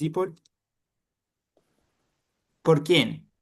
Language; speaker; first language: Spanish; native; Spanish